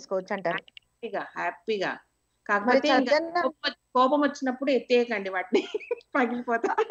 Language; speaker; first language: Telugu; native; Telugu